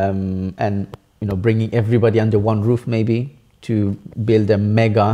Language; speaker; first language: English; early bilingual, other home language; Bangla